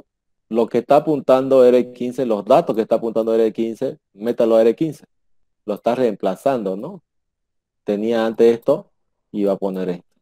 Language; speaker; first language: Spanish; native; Spanish